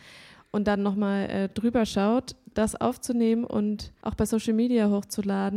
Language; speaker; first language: German; native; German